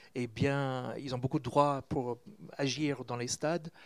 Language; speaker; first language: French; native; French